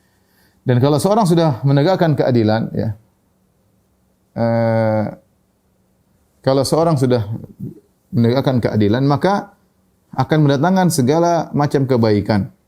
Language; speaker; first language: Indonesian; native; Indonesian